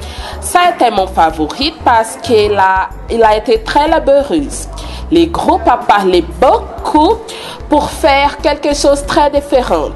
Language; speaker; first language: French; non-native, learner; Portuguese